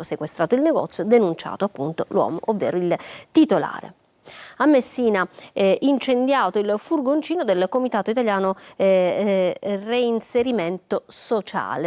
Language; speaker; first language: Italian; native; Italian